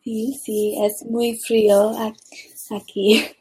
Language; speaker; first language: Spanish; early bilingual, heritage; English